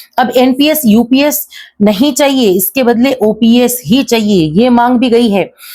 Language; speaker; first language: Hindi; native; Hindi